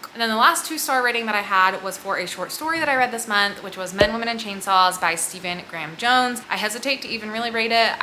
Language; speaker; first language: English; native; English